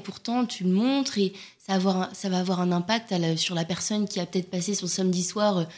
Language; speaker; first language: French; native; French